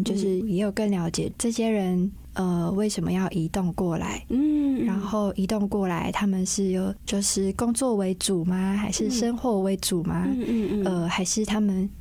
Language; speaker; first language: Chinese; non-native, local second language; Cantonese